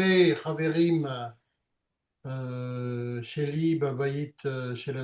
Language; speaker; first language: Hebrew; non-native, learner; French